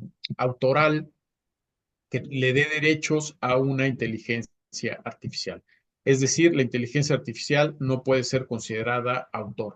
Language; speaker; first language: Spanish; native; Spanish